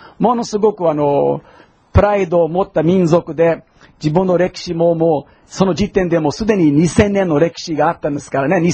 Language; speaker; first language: Japanese; non-native, fluent; English